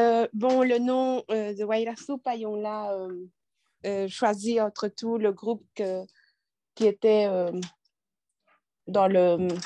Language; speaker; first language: French; non-native, fluent; Quechua